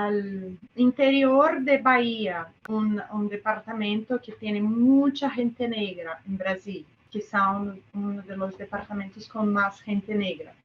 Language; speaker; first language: Spanish; non-native, fluent; Portuguese